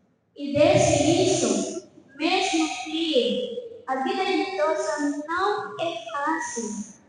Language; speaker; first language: Portuguese; non-native, fluent; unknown